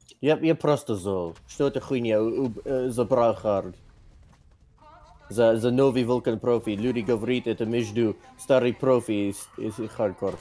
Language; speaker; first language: Russian; non-native, learner; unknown